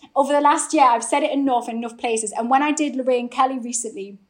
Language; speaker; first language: English; native; English